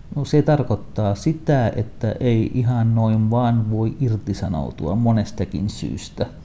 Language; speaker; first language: Finnish; non-native, fluent; Tamil